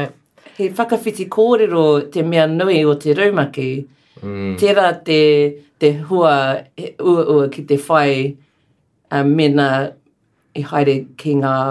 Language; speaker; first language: Māori; non-native, learner; English